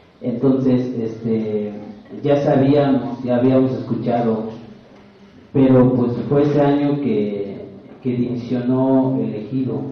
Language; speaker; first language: Spanish; non-native, local second language; Tzeltal